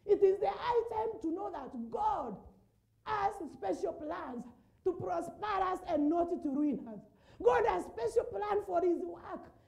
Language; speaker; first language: English; non-native, local second language; Swahili